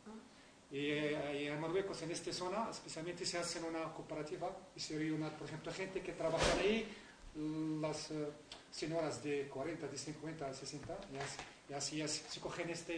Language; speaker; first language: Spanish; non-native, learner; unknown